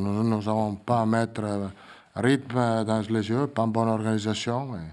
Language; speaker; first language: French; non-native, learner; Italian